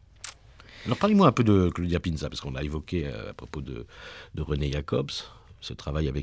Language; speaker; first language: French; native; French